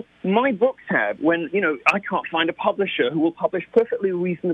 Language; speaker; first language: English; native; English